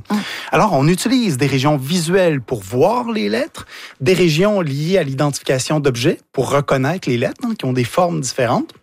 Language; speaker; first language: French; native; French